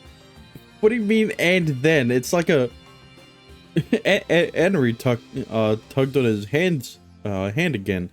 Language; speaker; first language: English; native; English